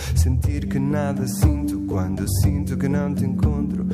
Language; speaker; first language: Catalan; non-native, learner; Portuguese